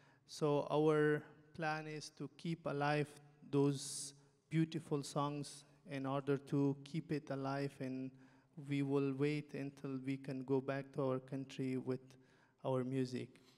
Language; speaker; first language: English; non-native, fluent; Persian